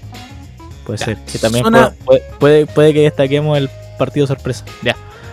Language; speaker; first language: Spanish; native; Spanish